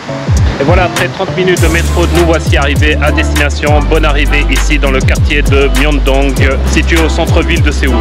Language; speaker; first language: French; native; French